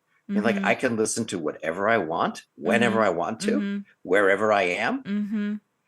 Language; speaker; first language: English; native; English